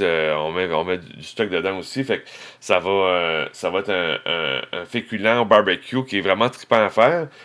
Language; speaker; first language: French; native; French